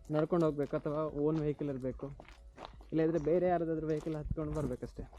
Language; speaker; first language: Kannada; native; Kannada